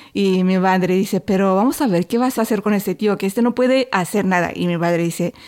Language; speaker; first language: Spanish; non-native, fluent; Romanian